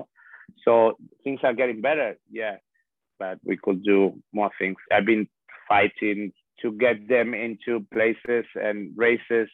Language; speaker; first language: English; non-native, fluent; Spanish